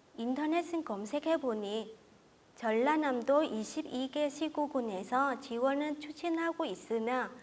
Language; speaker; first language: Korean; non-native, fluent; Vietnamese